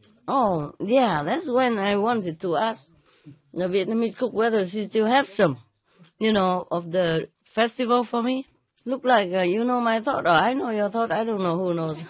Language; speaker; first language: English; non-native, fluent; Vietnamese